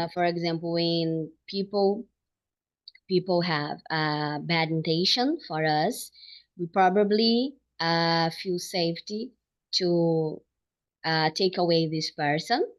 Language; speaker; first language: English; non-native, learner; Portuguese